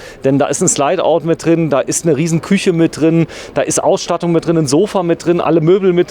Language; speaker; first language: German; native; German